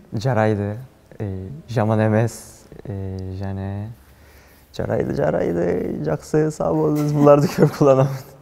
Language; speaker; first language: Kazakh; non-native, learner; Turkish